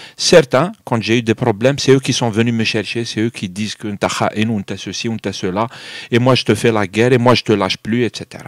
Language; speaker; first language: French; non-native, local second language; Arabic